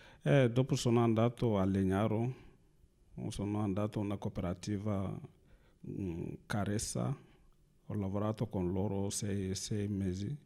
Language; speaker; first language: Italian; non-native, learner; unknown